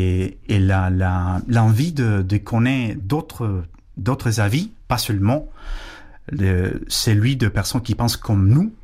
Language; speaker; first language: French; non-native, fluent; Spanish